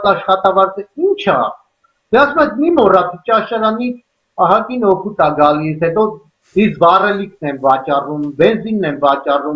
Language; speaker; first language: Armenian; native; Armenian